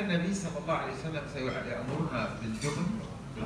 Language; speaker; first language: Arabic; native; Arabic